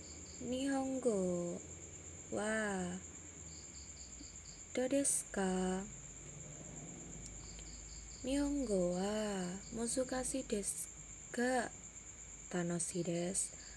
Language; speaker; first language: Japanese; non-native, learner; Indonesian